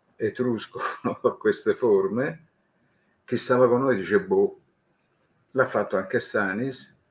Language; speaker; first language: Italian; native; Italian